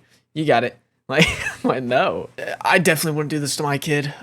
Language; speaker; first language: English; native; English